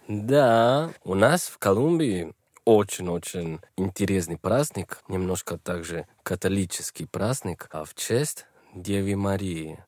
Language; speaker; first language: Russian; non-native, learner; Spanish